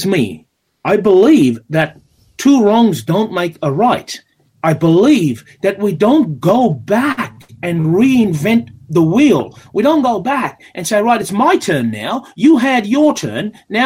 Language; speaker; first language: English; native; English